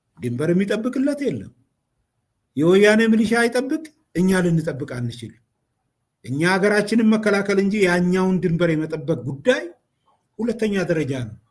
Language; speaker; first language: Amharic; non-native, local second language; Oromo